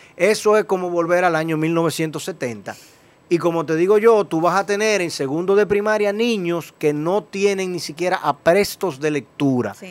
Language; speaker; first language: Spanish; native; Spanish